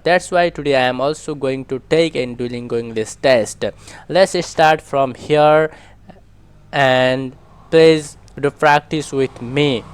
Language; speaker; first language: English; non-native, learner; Nepali